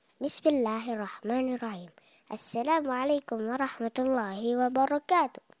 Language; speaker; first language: Arabic; non-native, fluent; Indonesian